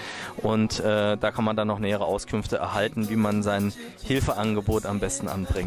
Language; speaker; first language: German; native; German